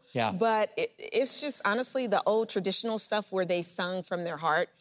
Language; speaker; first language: English; native; English